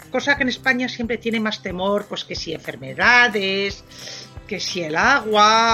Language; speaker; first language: Spanish; non-native, fluent; French